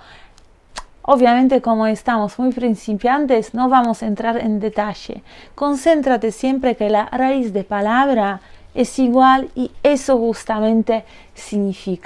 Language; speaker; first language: Spanish; non-native, fluent; Polish